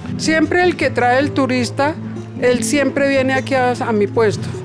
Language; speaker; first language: Spanish; native; Spanish